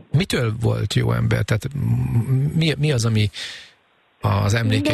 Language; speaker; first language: Hungarian; native; Hungarian